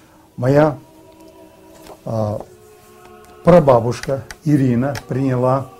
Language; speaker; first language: Russian; early bilingual, heritage; Russian